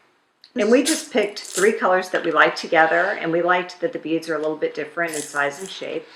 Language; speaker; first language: English; native; English